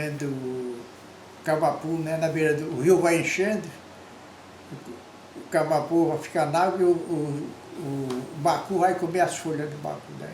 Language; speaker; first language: Portuguese; native; Portuguese